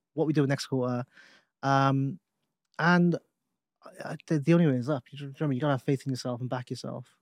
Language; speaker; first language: English; native; English